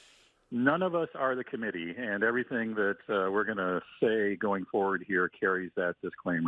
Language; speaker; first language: English; native; English